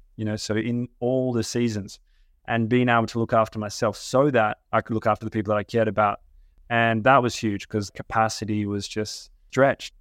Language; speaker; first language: English; native; English